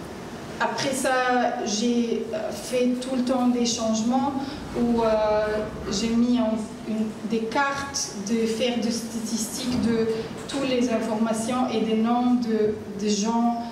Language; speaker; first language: French; non-native, learner; Arabic